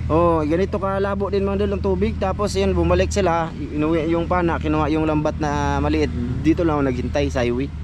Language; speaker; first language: Filipino; non-native, local second language; Cebuano